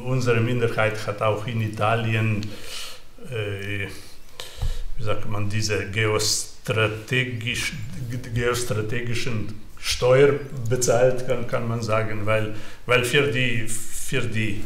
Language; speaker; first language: German; non-native, fluent; Slovenian